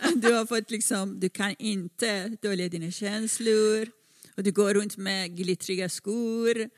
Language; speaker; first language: Swedish; non-native, fluent; Persian